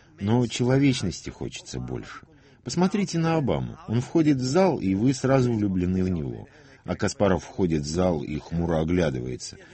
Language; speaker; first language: Russian; non-native, fluent; German